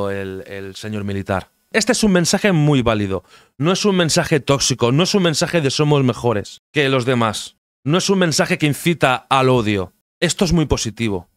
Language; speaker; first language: Spanish; native; Spanish